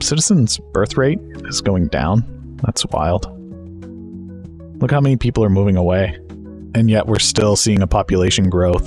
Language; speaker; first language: English; native; English